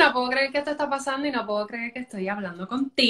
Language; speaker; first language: Spanish; native; Spanish